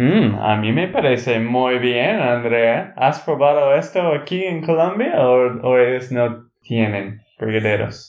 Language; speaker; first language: Spanish; non-native, learner; English